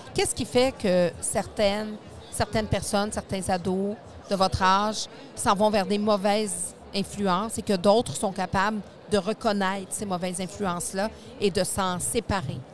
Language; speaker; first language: French; native; French